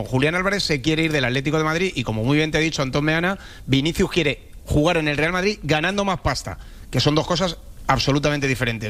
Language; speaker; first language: Spanish; native; Spanish